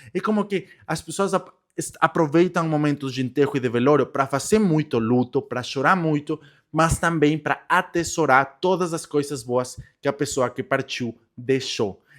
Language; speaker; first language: Portuguese; non-native, fluent; Spanish